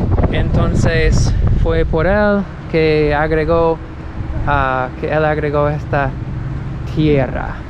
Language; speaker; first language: Spanish; non-native, fluent; English